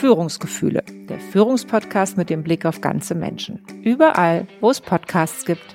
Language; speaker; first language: German; native; German